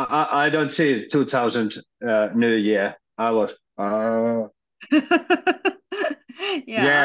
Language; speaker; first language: English; non-native, learner; Finnish